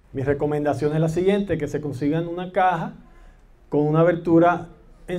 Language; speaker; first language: Spanish; native; Spanish